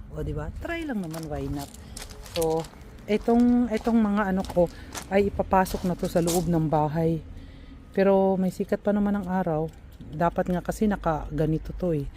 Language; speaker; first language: Filipino; native; Filipino